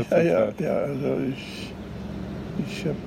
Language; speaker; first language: German; non-native, fluent; Polish